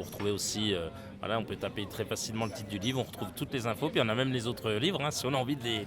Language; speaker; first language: French; native; French